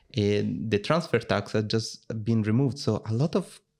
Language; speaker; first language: English; non-native, fluent; Italian